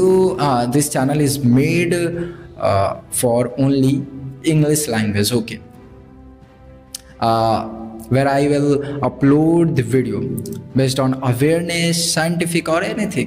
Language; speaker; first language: English; non-native, learner; Bhojpuri